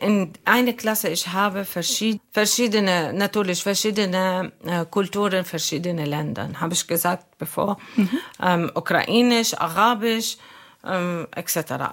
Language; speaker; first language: German; non-native, local second language; Arabic